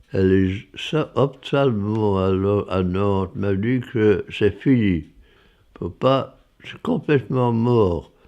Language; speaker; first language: French; non-native, fluent; English